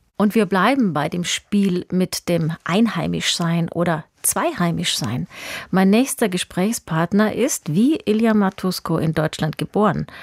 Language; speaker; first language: German; native; German